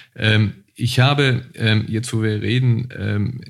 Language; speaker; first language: German; native; German